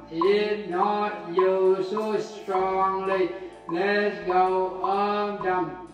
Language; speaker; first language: English; non-native, fluent; Vietnamese